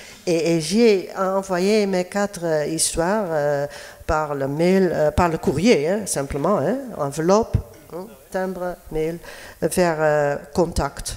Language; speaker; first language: French; non-native, fluent; Dutch